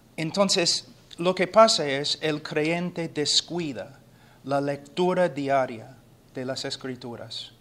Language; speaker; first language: Spanish; non-native, fluent; English